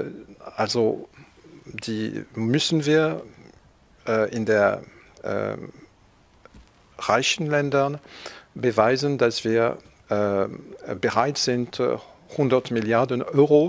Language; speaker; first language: German; non-native, fluent; French